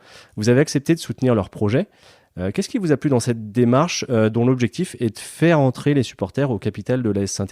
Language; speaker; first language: French; native; French